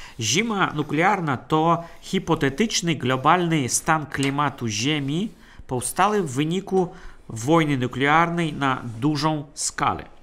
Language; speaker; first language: Polish; non-native, fluent; Russian